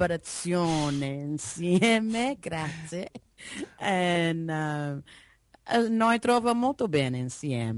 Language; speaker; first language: Italian; non-native, learner; English